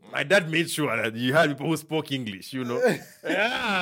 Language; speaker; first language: English; native; English